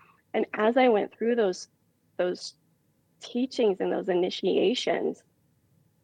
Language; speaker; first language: English; native; English